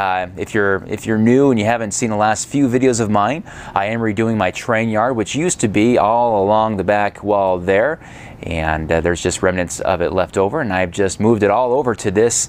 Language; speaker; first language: English; native; English